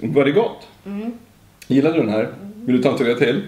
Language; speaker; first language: Swedish; native; Swedish